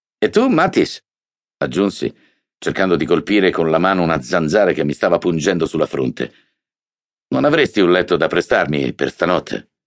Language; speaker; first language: Italian; native; Italian